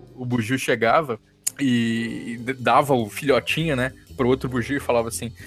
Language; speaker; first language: Portuguese; native; Portuguese